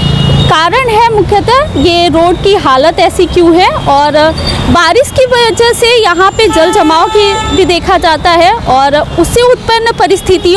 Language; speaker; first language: Hindi; native; Hindi